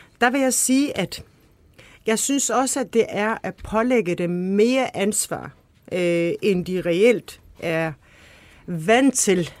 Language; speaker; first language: Danish; early bilingual, other home language; Turkish